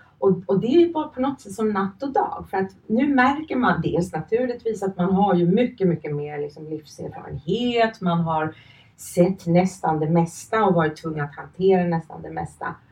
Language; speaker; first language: Swedish; early bilingual, other home language; Finnish